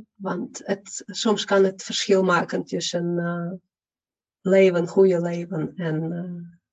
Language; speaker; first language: Dutch; non-native, fluent; Ukrainian